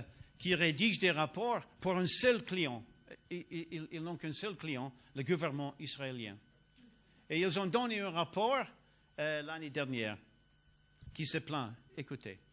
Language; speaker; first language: French; non-native, learner; English